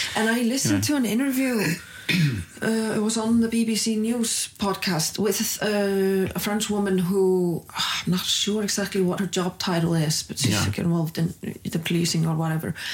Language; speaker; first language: English; non-native, fluent; Icelandic